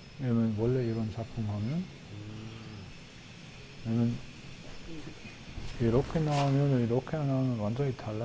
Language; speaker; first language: Korean; non-native, learner; German